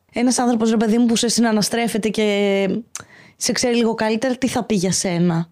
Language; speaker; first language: Greek; native; Greek